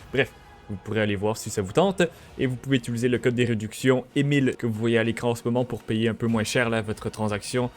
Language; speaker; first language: French; native; French